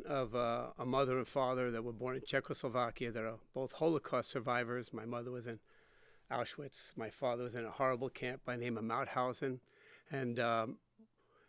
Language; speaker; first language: English; native; English